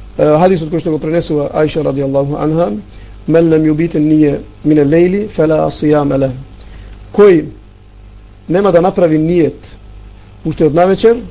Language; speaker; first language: Macedonian; non-native, local second language; Albanian